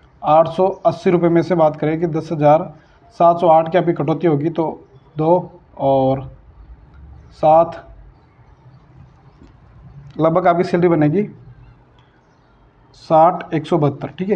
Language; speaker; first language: Hindi; native; Hindi